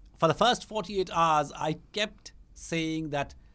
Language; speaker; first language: English; non-native, local second language; Bangla